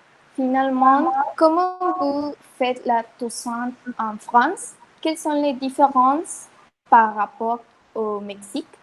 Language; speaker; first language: French; non-native, learner; Spanish